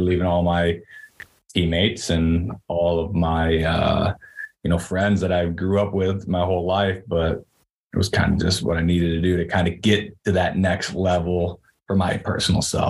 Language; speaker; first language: English; native; English